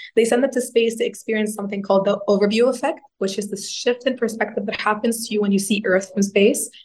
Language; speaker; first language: English; non-native, fluent; Arabic